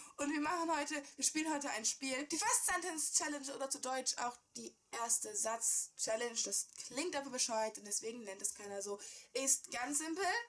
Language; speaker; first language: German; native; German